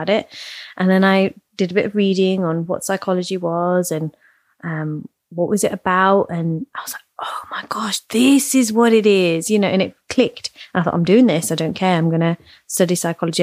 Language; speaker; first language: English; native; English